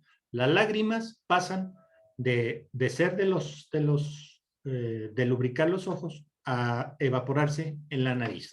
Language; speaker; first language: Spanish; native; Spanish